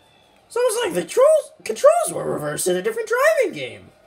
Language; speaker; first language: English; native; English